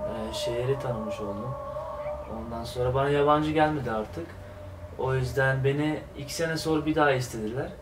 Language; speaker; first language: Turkish; early bilingual, heritage; Turkish